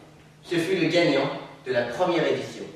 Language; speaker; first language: French; native; French